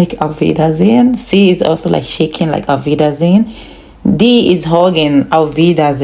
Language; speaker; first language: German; non-native, learner; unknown